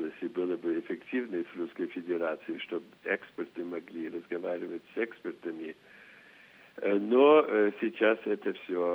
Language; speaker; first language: Russian; non-native, fluent; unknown